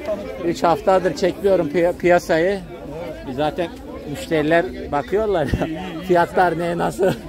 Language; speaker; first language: Turkish; non-native, fluent; Russian